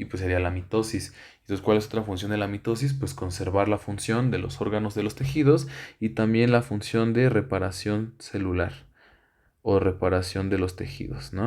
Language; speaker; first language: Spanish; native; Spanish